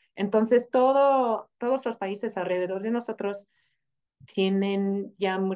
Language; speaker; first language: Spanish; non-native, fluent; English